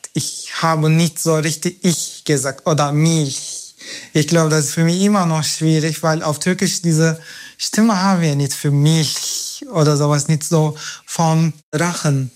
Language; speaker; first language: German; non-native, learner; Turkish